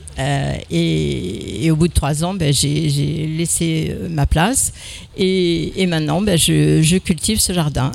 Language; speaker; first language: French; native; French